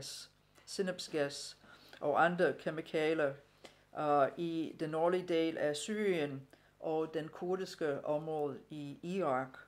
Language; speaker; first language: Danish; non-native, fluent; English